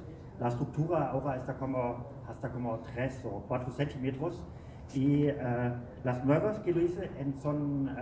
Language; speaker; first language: Spanish; non-native, learner; German